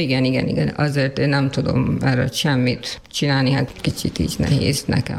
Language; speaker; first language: Hungarian; non-native, learner; Urdu